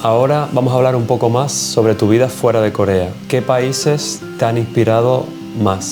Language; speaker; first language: Spanish; native; Spanish